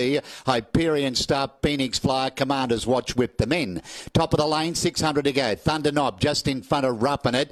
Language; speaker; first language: English; native; English